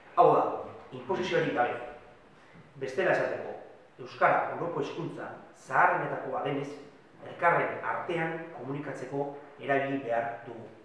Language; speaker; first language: Basque; non-native, local second language; Spanish